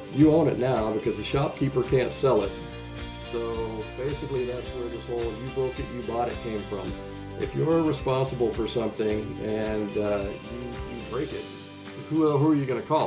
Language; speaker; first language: English; native; English